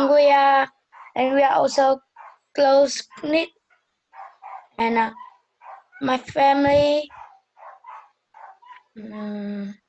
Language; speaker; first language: English; non-native, learner; Vietnamese